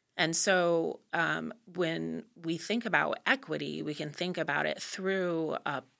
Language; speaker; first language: English; native; English